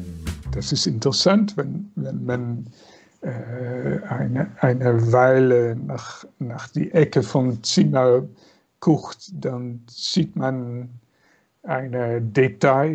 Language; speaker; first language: German; non-native, fluent; Dutch